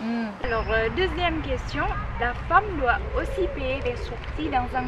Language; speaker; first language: French; non-native, fluent; Indonesian